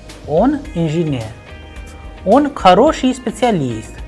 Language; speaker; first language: Russian; non-native, fluent; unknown